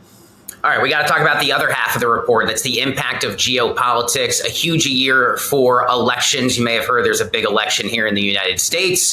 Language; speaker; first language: English; native; English